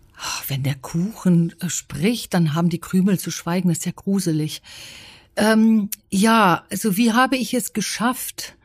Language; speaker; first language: German; native; German